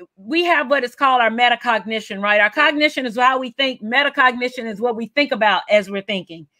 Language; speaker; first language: English; native; English